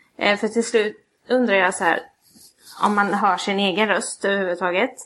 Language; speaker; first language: Swedish; native; Swedish